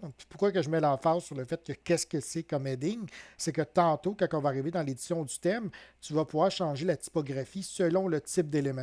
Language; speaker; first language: French; native; French